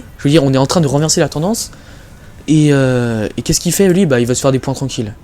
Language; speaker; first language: French; native; French